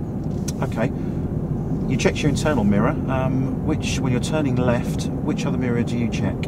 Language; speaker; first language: English; native; English